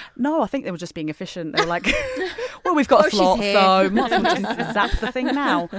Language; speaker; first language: English; native; English